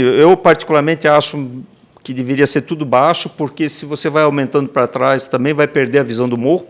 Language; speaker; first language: Portuguese; native; Portuguese